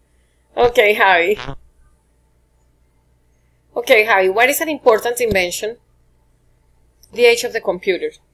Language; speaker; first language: English; non-native, fluent; Spanish